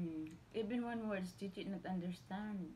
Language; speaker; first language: English; non-native, learner; Filipino